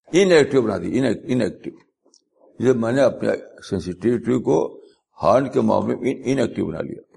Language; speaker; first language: Urdu; native; Urdu